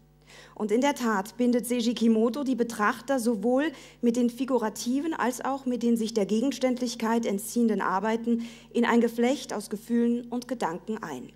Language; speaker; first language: German; native; German